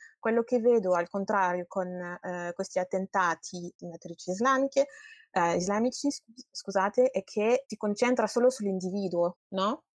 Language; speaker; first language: Italian; non-native, fluent; French